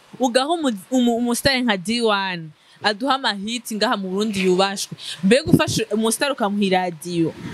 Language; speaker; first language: Rundi; native; Rundi